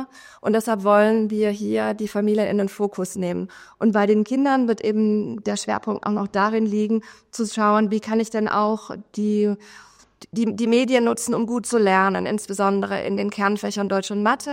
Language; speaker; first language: German; native; German